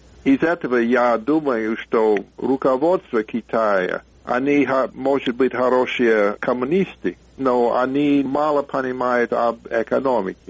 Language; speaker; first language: Russian; non-native, fluent; English